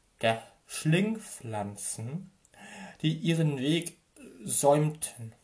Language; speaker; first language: German; native; German